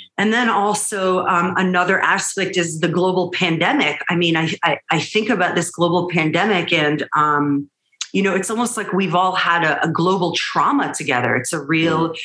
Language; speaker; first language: English; early bilingual, other home language; Hebrew